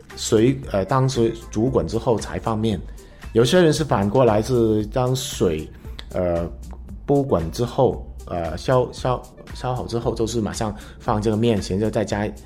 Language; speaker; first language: Chinese; non-native, local second language; Cantonese